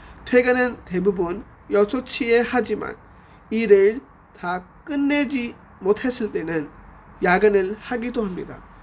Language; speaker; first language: Korean; non-native, fluent; Urdu